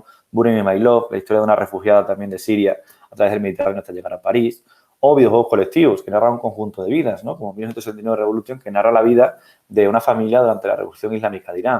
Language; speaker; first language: Spanish; native; Spanish